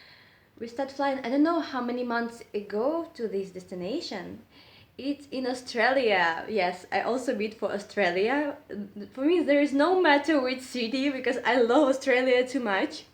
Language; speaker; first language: English; non-native, learner; Russian